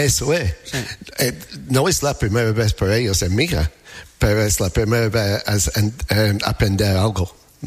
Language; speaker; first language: Spanish; non-native, learner; English